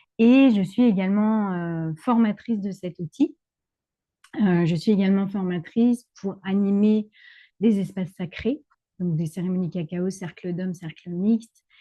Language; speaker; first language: French; native; French